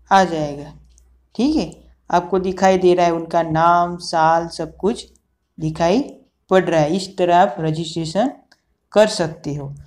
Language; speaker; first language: Hindi; non-native, local second language; Gujarati